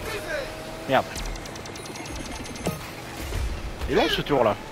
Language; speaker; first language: French; native; French